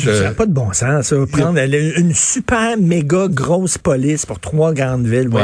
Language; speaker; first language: French; native; French